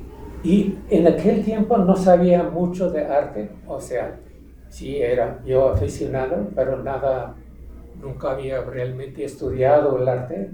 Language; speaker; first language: Spanish; non-native, fluent; English